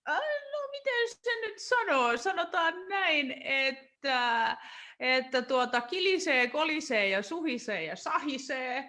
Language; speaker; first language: Finnish; native; Finnish